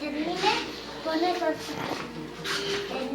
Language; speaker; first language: Spanish; native; Spanish